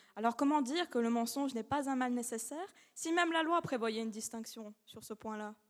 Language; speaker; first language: French; non-native, fluent; Russian